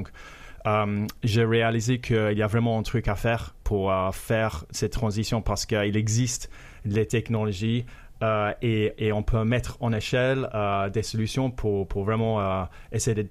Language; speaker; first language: French; non-native, fluent; English